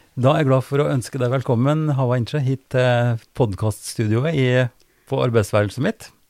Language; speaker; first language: Norwegian; native; Norwegian